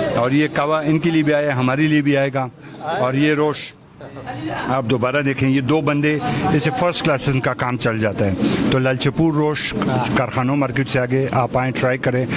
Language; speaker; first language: Urdu; non-native, local second language; Pashto